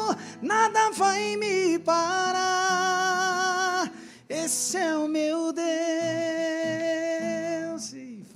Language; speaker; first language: Portuguese; native; Portuguese